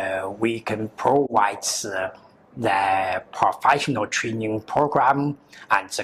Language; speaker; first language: English; non-native, learner; Chinese